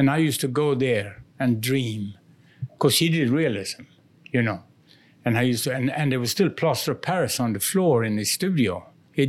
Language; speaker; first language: English; non-native, fluent; Swedish